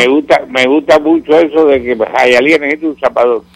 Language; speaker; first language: Spanish; native; Spanish